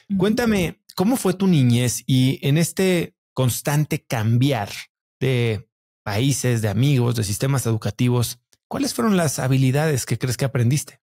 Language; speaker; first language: Spanish; native; Spanish